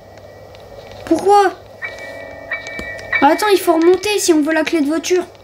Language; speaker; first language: French; native; French